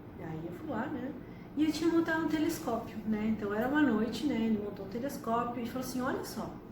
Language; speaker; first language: Portuguese; early bilingual, other home language; Spanish